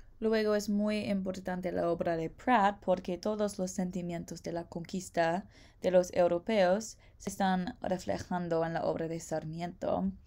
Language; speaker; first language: Spanish; non-native, learner; English